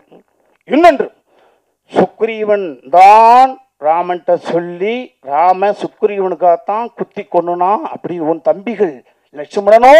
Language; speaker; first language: Tamil; native; Tamil